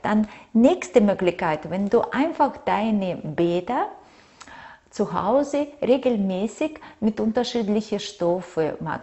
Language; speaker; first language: German; non-native, fluent; Russian